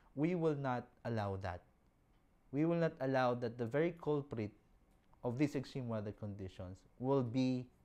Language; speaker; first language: English; non-native, local second language; Filipino